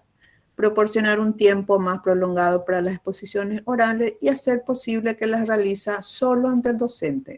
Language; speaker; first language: Spanish; native; Spanish